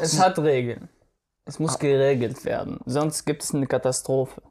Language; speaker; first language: German; non-native, fluent; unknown